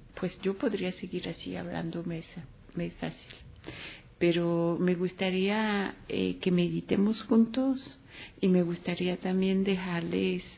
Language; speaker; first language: Spanish; non-native, fluent; French